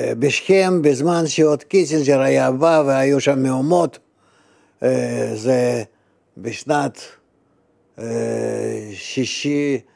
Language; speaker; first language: Hebrew; non-native, fluent; Russian